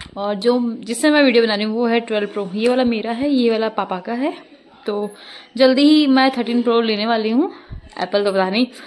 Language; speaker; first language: Hindi; non-native, local second language; Rajasthani